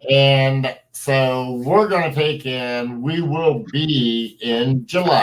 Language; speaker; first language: English; native; English